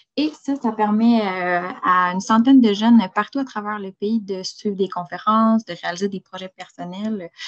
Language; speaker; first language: French; native; French